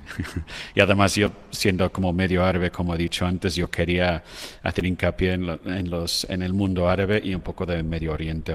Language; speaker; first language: Spanish; non-native, fluent; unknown